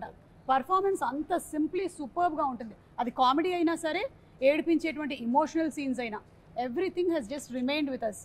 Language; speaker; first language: Telugu; native; Telugu